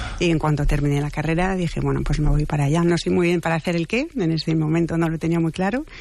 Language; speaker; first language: Spanish; non-native, fluent; French